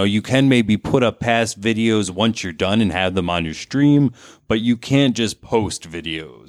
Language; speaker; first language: English; native; English